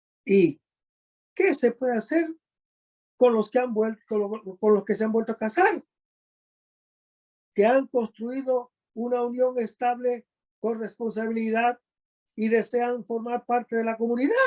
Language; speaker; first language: Spanish; native; Spanish